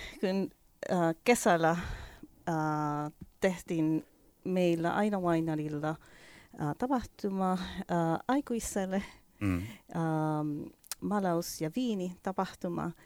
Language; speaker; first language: Finnish; non-native, learner; Spanish